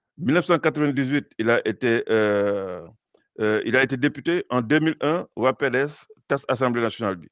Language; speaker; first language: French; non-native, local second language; Wolof